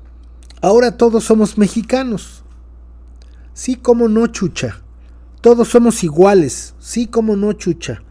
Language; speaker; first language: Spanish; native; Spanish